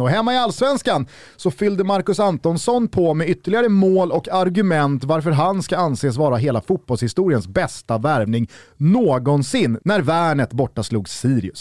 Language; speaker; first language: Swedish; native; Swedish